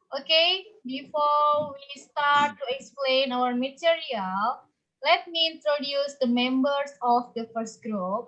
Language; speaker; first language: English; non-native, fluent; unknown